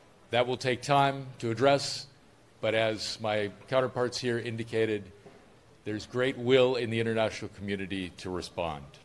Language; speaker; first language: English; native; English